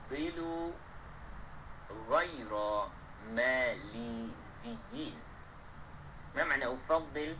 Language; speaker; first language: Arabic; non-native, fluent; Malay